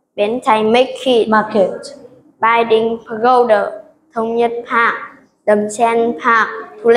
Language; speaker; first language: English; non-native, learner; Vietnamese